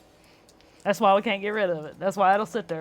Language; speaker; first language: English; native; English